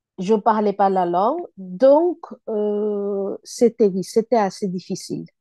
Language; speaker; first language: French; non-native, fluent; Bangla